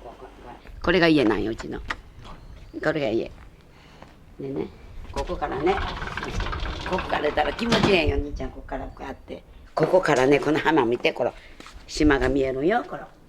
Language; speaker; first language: Japanese; native; Japanese